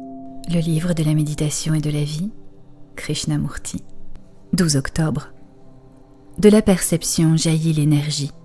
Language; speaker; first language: French; native; French